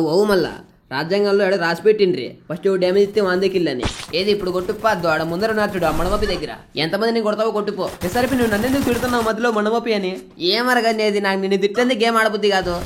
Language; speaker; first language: Telugu; native; Telugu